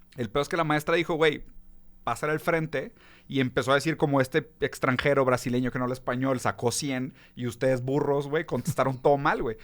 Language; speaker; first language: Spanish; early bilingual, other home language; Portuguese